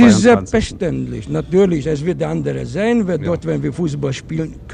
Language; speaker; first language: German; non-native, fluent; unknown